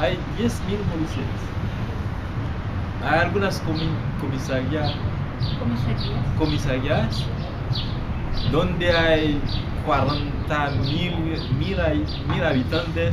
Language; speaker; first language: Spanish; non-native, learner; Haitian Creole